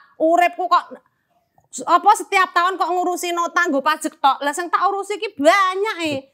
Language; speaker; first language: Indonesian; non-native, local second language; Javanese